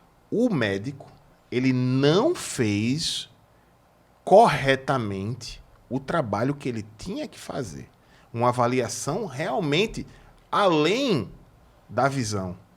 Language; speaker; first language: Portuguese; native; Portuguese